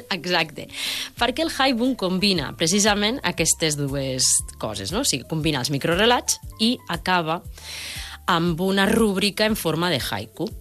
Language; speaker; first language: Catalan; native; Catalan